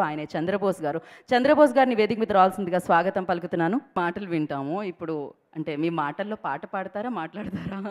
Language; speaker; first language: Telugu; native; Telugu